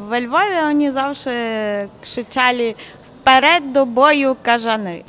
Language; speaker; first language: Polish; non-native, learner; Ukrainian